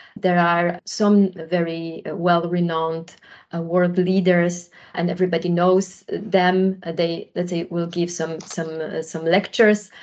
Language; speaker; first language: English; non-native, fluent; Polish